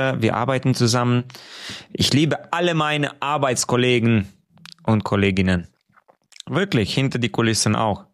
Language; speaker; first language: German; non-native, fluent; Hungarian